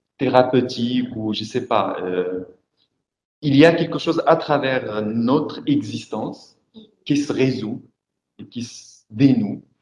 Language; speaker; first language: French; non-native, local second language; Arabic